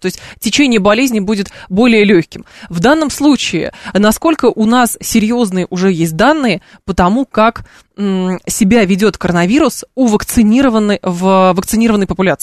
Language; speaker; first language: Russian; native; Russian